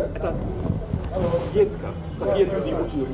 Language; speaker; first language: Russian; non-native, learner; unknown